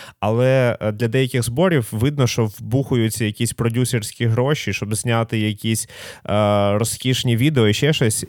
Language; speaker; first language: Ukrainian; non-native, local second language; Russian